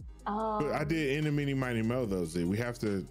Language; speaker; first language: English; native; English